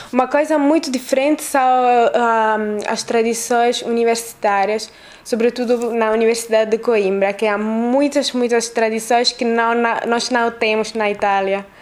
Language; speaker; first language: Portuguese; non-native, fluent; Italian